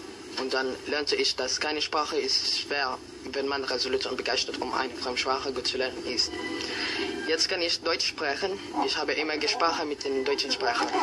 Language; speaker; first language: German; non-native, learner; Filipino